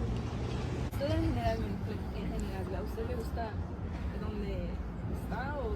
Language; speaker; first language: Spanish; early bilingual, heritage; Spanish